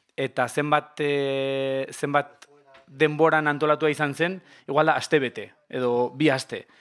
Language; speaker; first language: Basque; non-native, local second language; Spanish